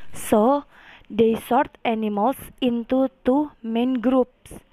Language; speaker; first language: English; non-native, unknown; Indonesian